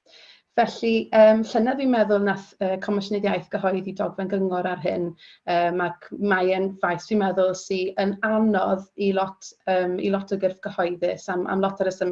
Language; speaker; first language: Welsh; native; Welsh